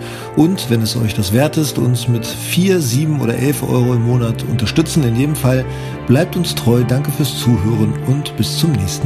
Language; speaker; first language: German; native; German